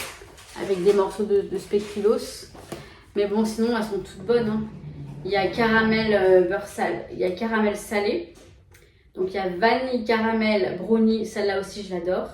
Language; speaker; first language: French; native; French